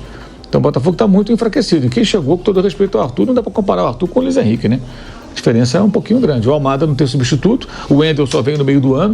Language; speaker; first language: Portuguese; native; Portuguese